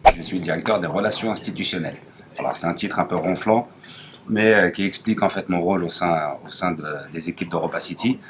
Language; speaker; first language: French; native; French